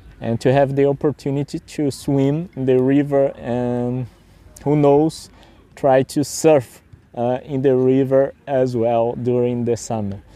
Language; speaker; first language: English; non-native, fluent; Portuguese